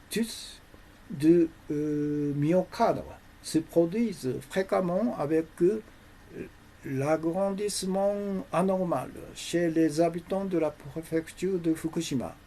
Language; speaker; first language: French; non-native, learner; Japanese